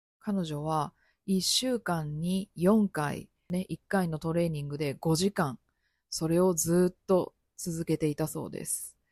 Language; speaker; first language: Japanese; native; Japanese